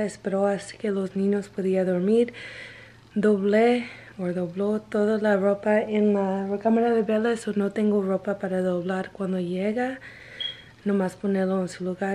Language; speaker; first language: Spanish; non-native, learner; English